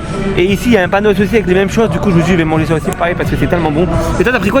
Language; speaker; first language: French; native; French